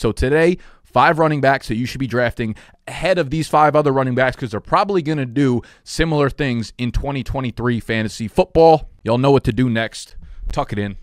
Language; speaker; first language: English; native; English